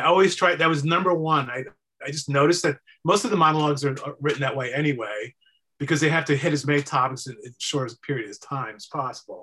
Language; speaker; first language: English; native; English